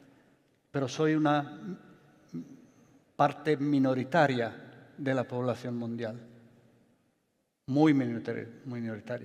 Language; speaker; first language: Spanish; non-native, fluent; Italian